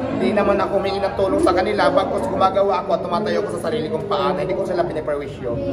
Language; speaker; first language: Filipino; non-native, local second language; Waray